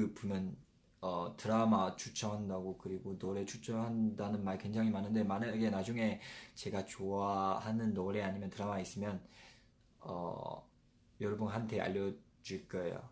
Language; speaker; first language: Korean; non-native, fluent; Chinese